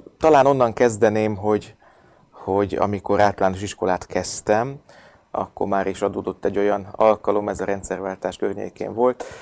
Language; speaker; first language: Hungarian; native; Hungarian